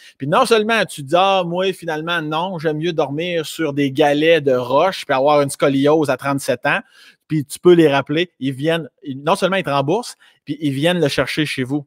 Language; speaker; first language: French; native; French